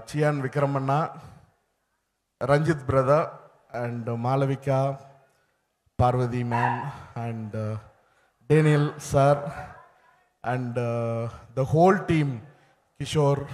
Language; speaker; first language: Telugu; non-native, learner; Tamil